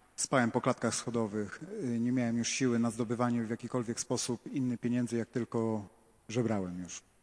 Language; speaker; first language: Polish; native; Polish